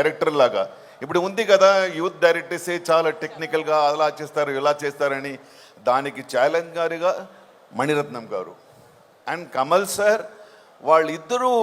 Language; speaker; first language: Telugu; non-native, fluent; Tamil